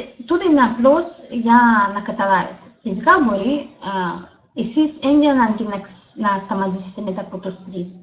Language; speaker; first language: Greek; non-native, learner; Russian